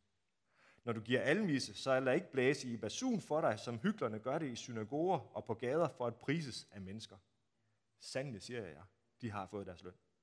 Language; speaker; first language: Danish; native; Danish